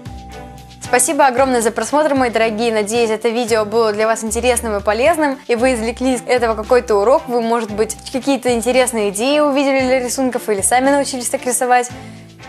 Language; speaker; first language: Russian; native; Russian